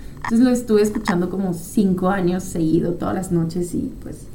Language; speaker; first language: Spanish; non-native, fluent; French